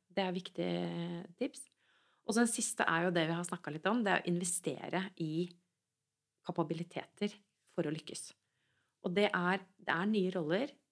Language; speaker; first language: Norwegian; native; Norwegian